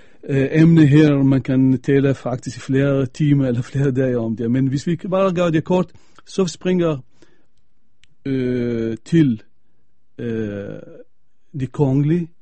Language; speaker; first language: Danish; non-native, fluent; Arabic